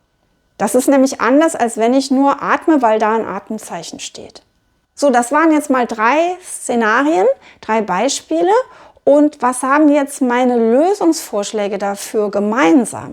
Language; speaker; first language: German; native; German